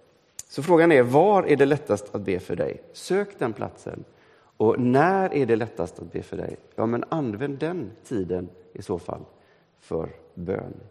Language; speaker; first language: Swedish; native; Swedish